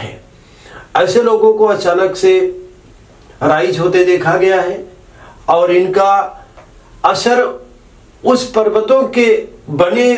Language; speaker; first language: Hindi; native; Hindi